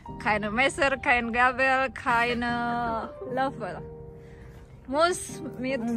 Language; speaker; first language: German; non-native, learner; Indonesian